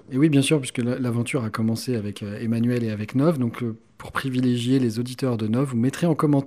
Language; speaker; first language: French; native; French